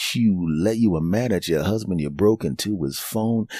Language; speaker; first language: English; native; English